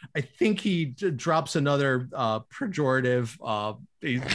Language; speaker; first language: English; native; English